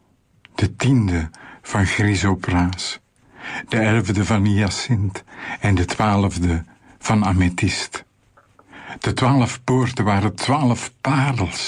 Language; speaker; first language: Dutch; native; Dutch